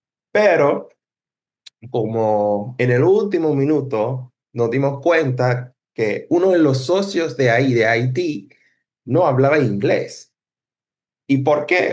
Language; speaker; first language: Spanish; non-native, fluent; English